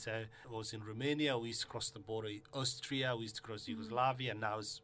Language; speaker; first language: English; non-native, fluent; Somali